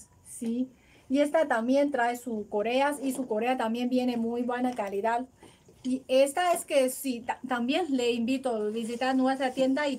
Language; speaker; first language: Spanish; non-native, learner; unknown